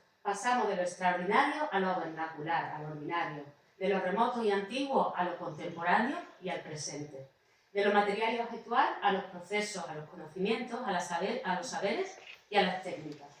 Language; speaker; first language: Spanish; native; Spanish